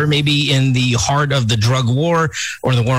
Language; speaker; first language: English; non-native, local second language; Filipino